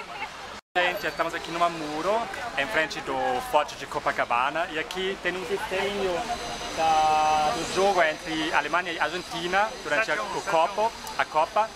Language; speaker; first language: Portuguese; non-native, fluent; German